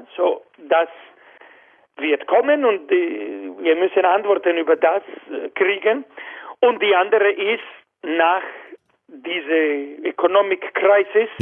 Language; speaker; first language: German; non-native, learner; Spanish